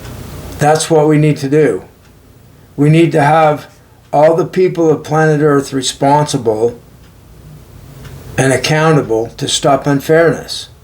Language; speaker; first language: English; native; English